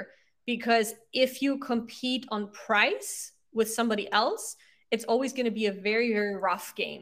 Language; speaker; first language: English; non-native, fluent; German